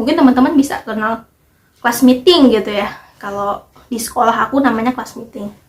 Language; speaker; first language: Indonesian; native; Indonesian